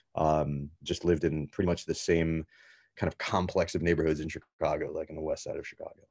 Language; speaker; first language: English; native; English